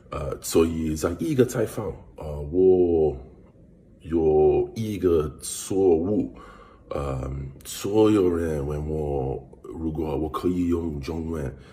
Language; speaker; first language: Chinese; non-native, learner; English